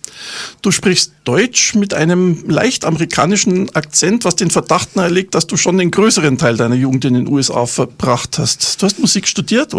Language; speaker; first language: German; native; German